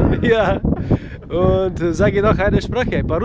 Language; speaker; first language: German; non-native, learner; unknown